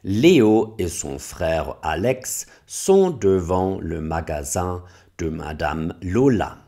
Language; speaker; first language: French; non-native, fluent; German